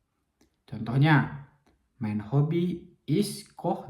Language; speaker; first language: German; non-native, learner; Indonesian